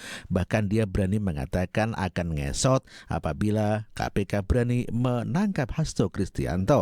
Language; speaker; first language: Indonesian; native; Indonesian